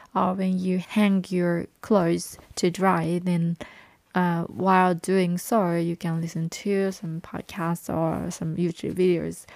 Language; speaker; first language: English; non-native, fluent; Japanese